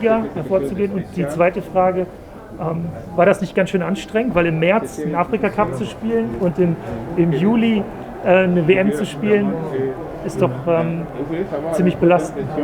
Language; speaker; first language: German; native; German